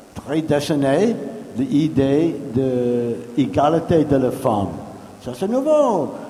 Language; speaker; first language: French; non-native, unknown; English